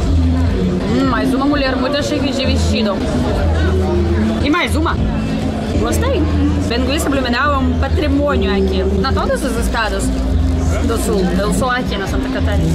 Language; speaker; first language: Portuguese; non-native, fluent; Russian